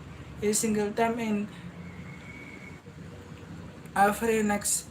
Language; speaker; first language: English; non-native, learner; Indonesian